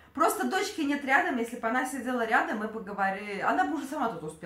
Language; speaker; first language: Russian; native; Russian